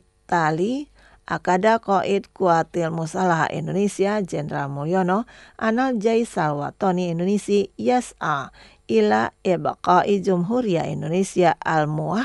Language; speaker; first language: Arabic; non-native, fluent; Indonesian